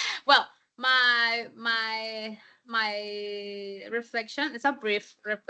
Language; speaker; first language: English; non-native, fluent; Spanish